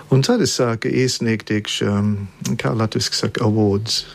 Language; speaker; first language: Latvian; early bilingual, heritage; Latvian